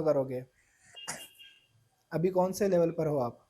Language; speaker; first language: Hindi; native; Hindi